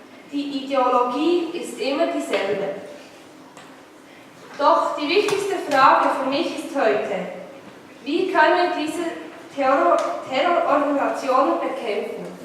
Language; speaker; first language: German; non-native, fluent; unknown